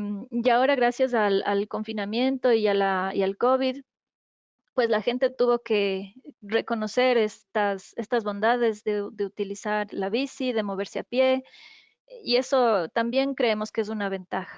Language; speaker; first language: Spanish; native; Spanish